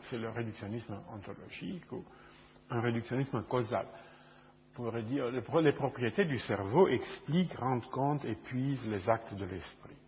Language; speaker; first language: French; non-native, fluent; Romanian